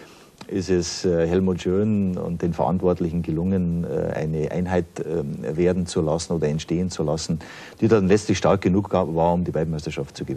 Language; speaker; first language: German; native; German